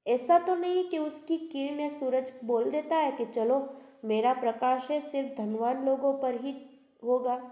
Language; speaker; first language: Hindi; non-native, local second language; Gujarati